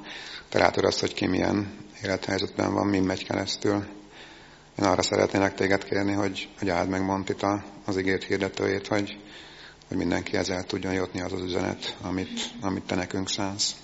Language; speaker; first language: Hungarian; native; Hungarian